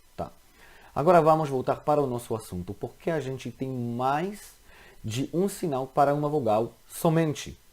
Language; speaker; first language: Portuguese; non-native, fluent; Hebrew